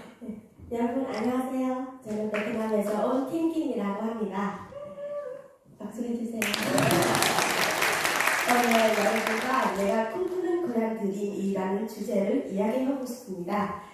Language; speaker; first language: Korean; non-native, fluent; Vietnamese